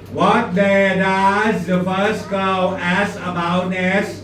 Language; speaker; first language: English; non-native, fluent; Thai